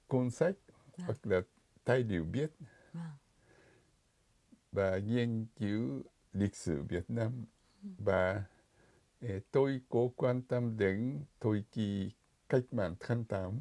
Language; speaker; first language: Vietnamese; non-native, fluent; Japanese